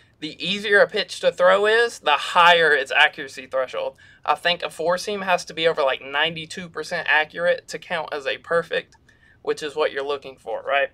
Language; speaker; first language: English; native; English